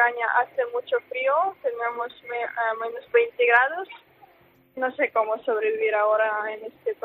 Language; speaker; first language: Spanish; non-native, fluent; Ukrainian